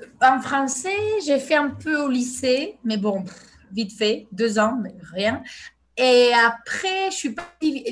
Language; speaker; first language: French; non-native, fluent; Spanish